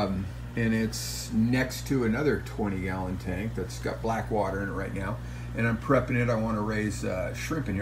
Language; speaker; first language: English; native; English